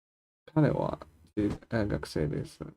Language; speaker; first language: Japanese; non-native, learner; Indonesian